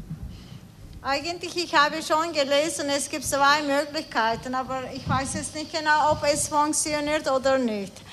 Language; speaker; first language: German; non-native, learner; Turkish